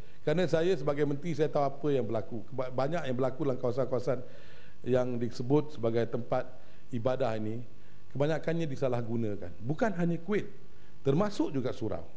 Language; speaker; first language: Malay; native; Malay